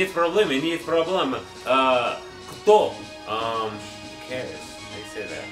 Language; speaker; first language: Russian; non-native, learner; English